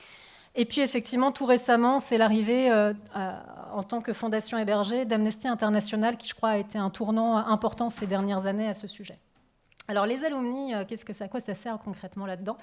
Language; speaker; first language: French; native; French